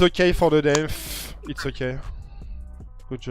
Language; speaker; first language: English; non-native, learner; French